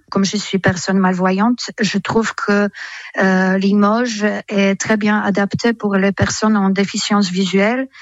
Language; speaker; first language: French; non-native, fluent; Polish